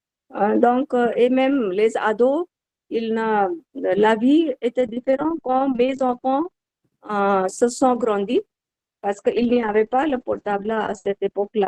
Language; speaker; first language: French; non-native, learner; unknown